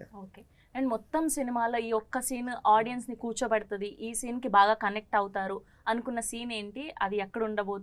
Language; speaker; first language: Telugu; native; Telugu